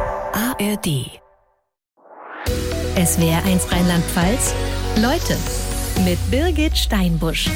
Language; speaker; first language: German; native; German